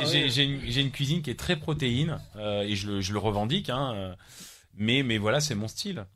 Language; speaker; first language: French; native; French